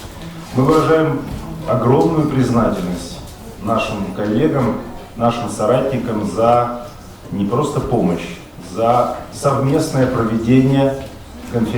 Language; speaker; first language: Russian; native; Russian